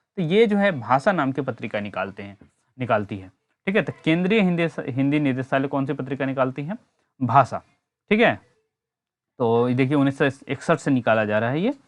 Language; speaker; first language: Hindi; native; Hindi